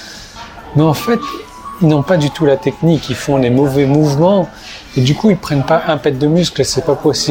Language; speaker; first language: French; native; French